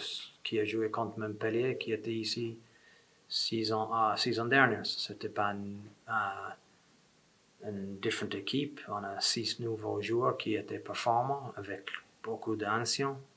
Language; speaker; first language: French; non-native, fluent; English